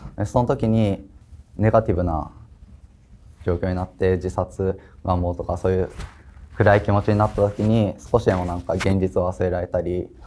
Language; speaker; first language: Japanese; native; Japanese